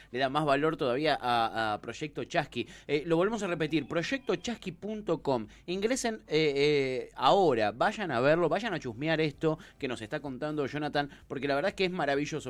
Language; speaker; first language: Spanish; native; Spanish